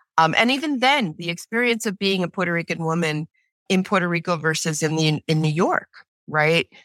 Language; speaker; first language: English; native; English